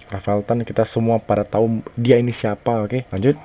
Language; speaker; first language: Indonesian; native; Indonesian